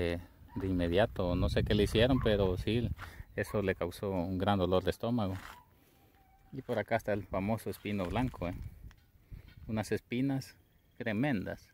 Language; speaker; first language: Spanish; native; Spanish